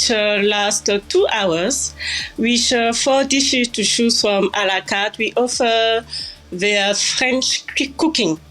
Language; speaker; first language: English; non-native, learner; French